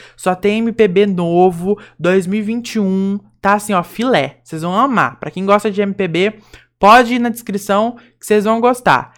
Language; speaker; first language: Portuguese; native; Portuguese